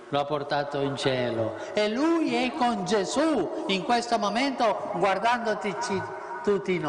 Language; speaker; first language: Italian; non-native, fluent; Spanish